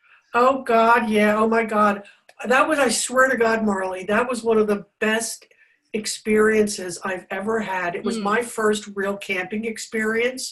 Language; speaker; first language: English; native; English